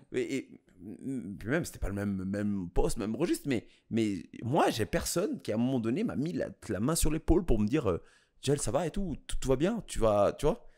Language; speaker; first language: French; early bilingual, other home language; Kabuverdianu